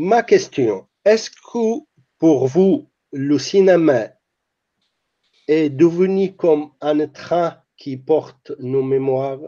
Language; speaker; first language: French; non-native, fluent; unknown